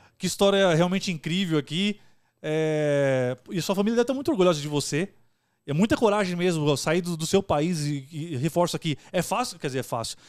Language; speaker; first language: Portuguese; native; Portuguese